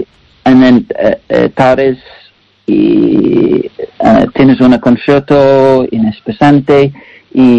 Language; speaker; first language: Spanish; non-native, learner; English